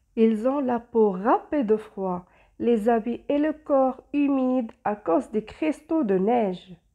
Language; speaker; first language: French; non-native, local second language; Arabic